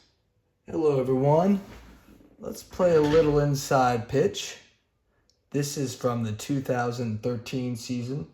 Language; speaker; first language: English; native; English